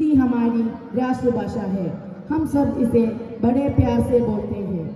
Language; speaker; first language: Hindi; non-native, local second language; Malayalam